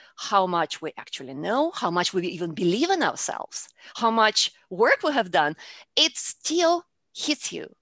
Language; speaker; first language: English; non-native, fluent; Russian